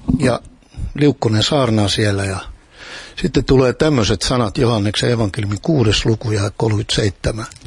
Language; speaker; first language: Finnish; native; Finnish